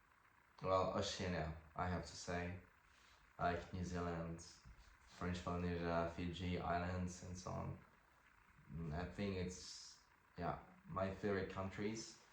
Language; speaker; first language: English; non-native, fluent; French